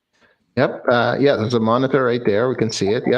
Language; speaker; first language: English; native; English